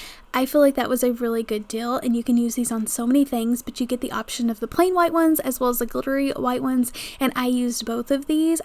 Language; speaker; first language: English; native; English